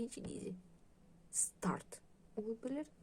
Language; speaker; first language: Turkish; non-native, learner; Russian